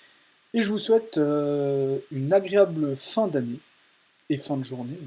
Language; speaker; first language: French; native; French